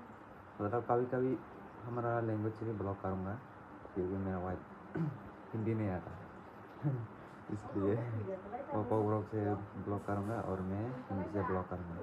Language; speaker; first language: Hindi; non-native, learner; Kok Borok